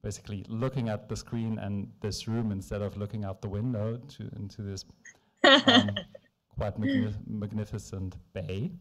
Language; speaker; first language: English; non-native, fluent; German